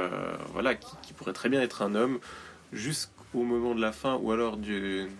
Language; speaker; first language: French; native; French